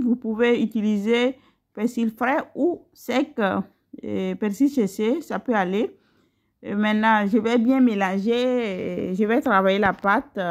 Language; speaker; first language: French; non-native, local second language; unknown